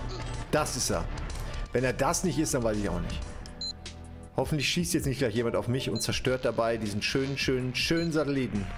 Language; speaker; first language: German; native; German